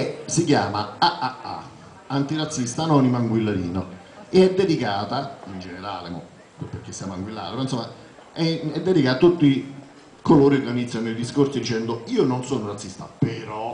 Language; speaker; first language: Italian; native; Italian